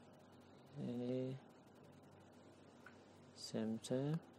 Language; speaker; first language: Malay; non-native, learner; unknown